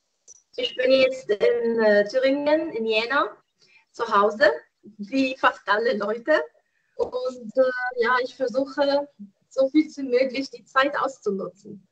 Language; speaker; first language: German; non-native, fluent; Arabic